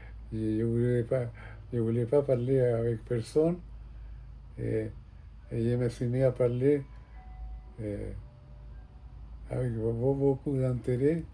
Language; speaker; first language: French; non-native, fluent; Spanish